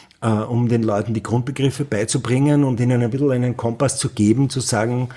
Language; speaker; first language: German; native; German